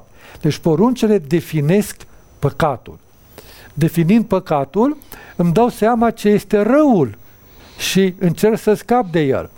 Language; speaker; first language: Romanian; native; Romanian